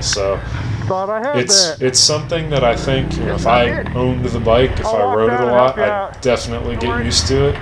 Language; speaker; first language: English; native; English